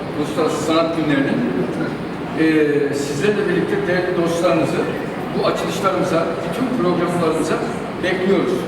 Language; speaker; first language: Turkish; native; Turkish